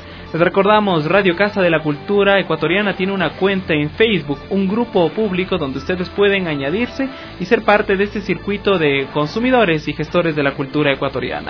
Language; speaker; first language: Spanish; native; Spanish